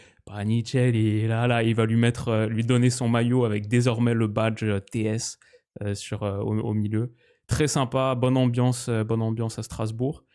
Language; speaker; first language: French; native; French